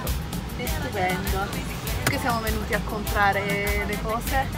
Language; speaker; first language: Italian; native; Italian